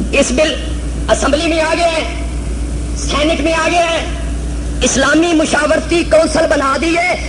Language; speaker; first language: Urdu; non-native, local second language; Punjabi